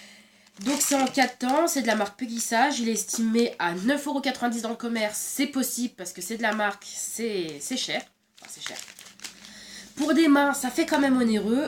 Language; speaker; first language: French; native; French